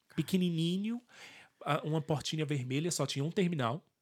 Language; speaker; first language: Portuguese; native; Portuguese